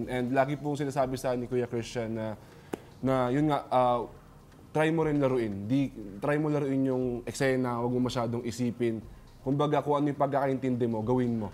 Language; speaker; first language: Filipino; non-native, local second language; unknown